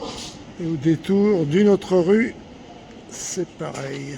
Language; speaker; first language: French; native; French